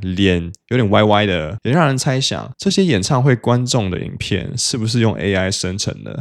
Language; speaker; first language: Chinese; native; Chinese